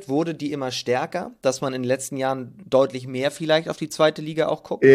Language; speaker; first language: German; native; German